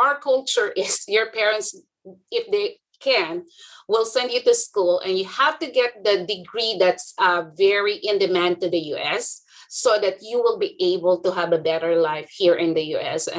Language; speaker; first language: English; non-native, local second language; Filipino